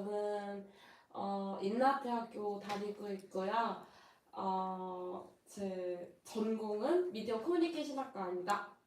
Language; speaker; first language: Korean; non-native, fluent; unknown